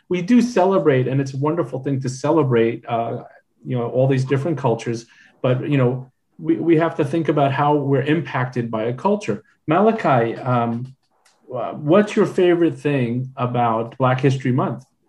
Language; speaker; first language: English; native; English